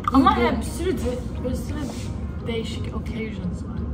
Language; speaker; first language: Turkish; early bilingual, heritage; Turkish